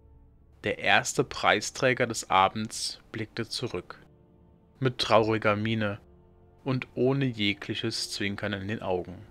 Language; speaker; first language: German; native; German